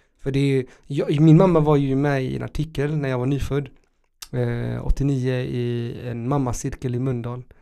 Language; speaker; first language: Swedish; native; Swedish